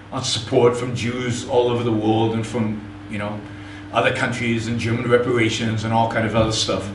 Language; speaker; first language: English; non-native, fluent; Hebrew